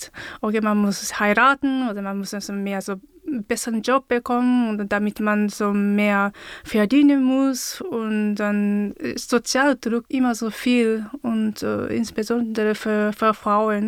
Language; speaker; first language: German; non-native, fluent; Japanese